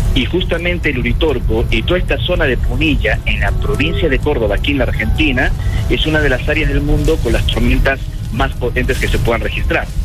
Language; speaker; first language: Spanish; native; Spanish